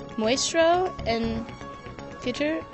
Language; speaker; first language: Spanish; non-native, learner; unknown